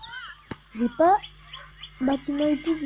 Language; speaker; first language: French; native; French